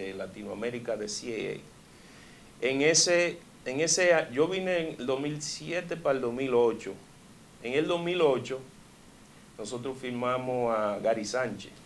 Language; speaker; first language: Spanish; early bilingual, heritage; Spanish